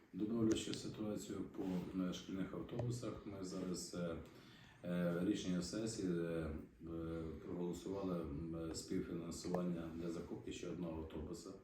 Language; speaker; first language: Ukrainian; native; Ukrainian